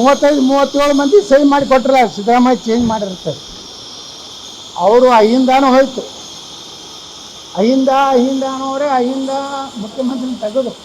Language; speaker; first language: Kannada; native; Kannada